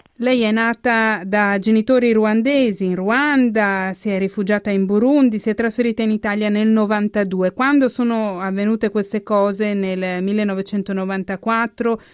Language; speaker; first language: Italian; native; Italian